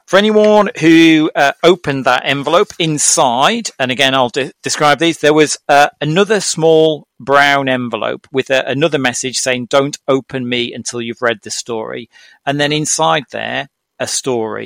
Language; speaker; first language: English; native; English